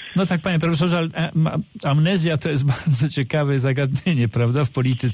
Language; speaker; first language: Polish; native; Polish